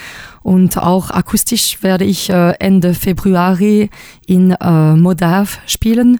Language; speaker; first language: German; non-native, local second language; French